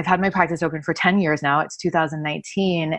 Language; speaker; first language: English; native; English